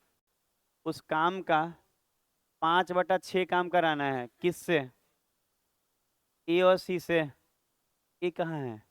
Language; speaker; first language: Hindi; native; Hindi